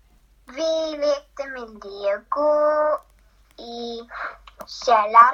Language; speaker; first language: Swedish; early bilingual, heritage; Swedish